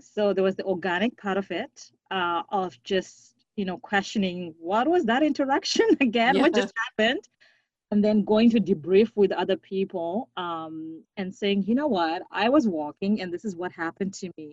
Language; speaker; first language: English; non-native, local second language; Shona